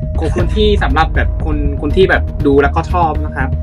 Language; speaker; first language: Thai; early bilingual, other home language; Korean